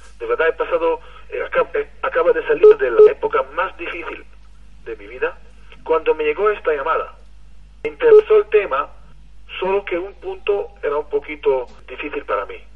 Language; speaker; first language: Spanish; non-native, fluent; Hebrew